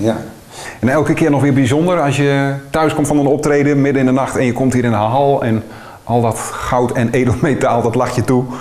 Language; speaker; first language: Dutch; native; Dutch